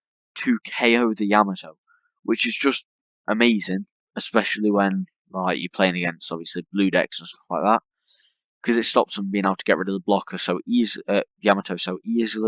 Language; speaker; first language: English; native; English